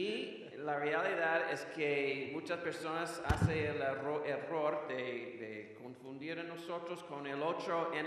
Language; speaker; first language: Spanish; non-native, fluent; English